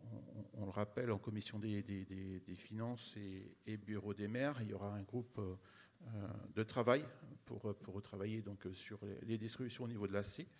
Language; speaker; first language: French; native; French